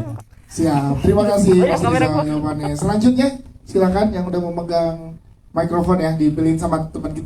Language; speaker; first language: Indonesian; native; Indonesian